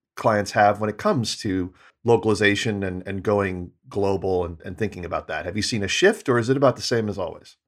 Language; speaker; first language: English; native; English